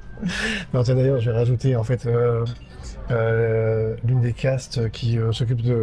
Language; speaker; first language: French; native; French